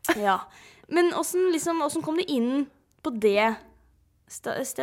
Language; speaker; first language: Norwegian; native; Norwegian